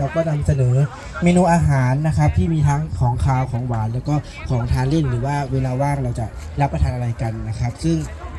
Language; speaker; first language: Thai; non-native, local second language; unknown